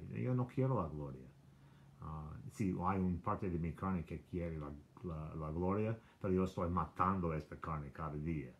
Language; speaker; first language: Spanish; non-native, learner; English